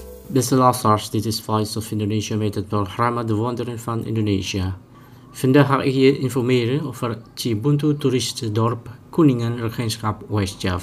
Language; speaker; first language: Dutch; non-native, fluent; Indonesian